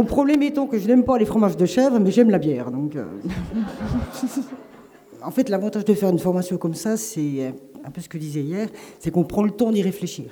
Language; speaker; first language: French; native; French